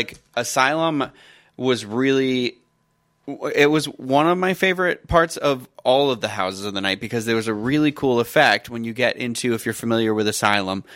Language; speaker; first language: English; native; English